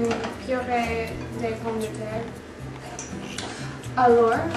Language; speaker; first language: French; non-native, learner; English